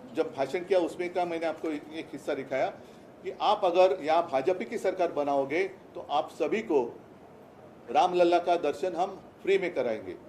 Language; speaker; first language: Hindi; non-native, local second language; Marathi